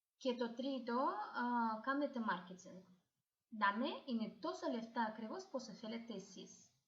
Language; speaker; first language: Greek; non-native, learner; Russian